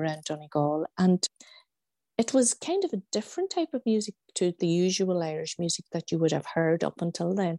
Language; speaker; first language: English; native; English